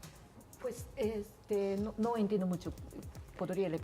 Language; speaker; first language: Spanish; non-native, learner; Japanese